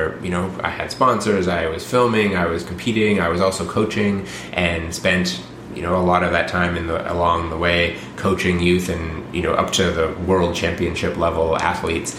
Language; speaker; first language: English; native; English